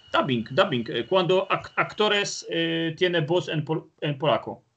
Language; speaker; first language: Spanish; non-native, learner; Polish